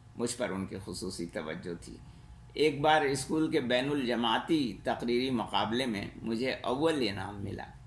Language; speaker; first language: Urdu; native; Urdu